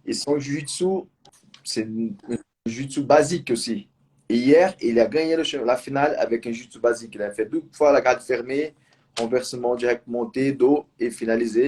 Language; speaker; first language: French; non-native, fluent; Portuguese